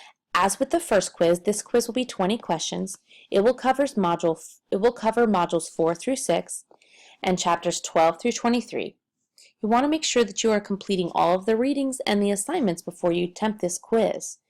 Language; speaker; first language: English; native; English